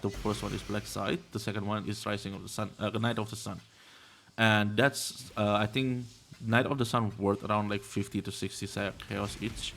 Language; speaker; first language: English; non-native, fluent; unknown